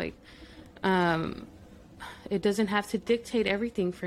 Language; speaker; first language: English; early bilingual, other home language; Spanish